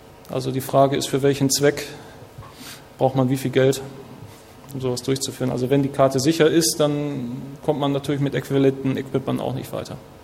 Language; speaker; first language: German; native; German